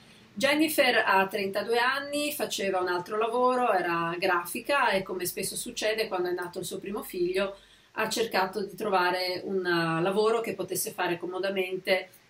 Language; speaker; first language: Italian; native; Italian